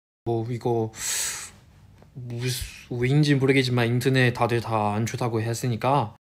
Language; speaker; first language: Korean; non-native, fluent; Chinese